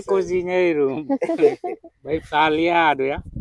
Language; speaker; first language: Portuguese; non-native, learner; Vietnamese